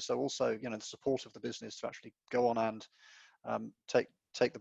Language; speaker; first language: English; native; English